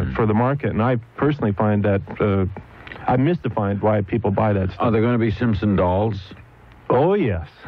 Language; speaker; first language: English; native; English